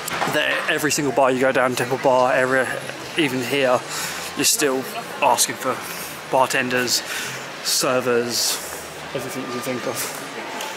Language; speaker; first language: English; native; English